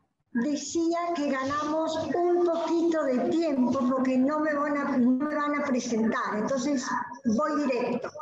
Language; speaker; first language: Spanish; native; Spanish